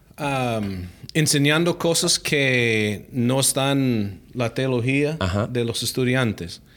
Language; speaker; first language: Spanish; non-native, fluent; English